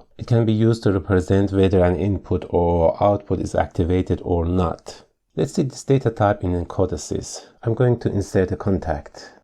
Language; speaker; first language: English; non-native, fluent; Persian